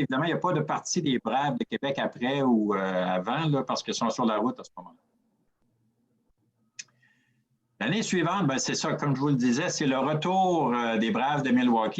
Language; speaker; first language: French; native; French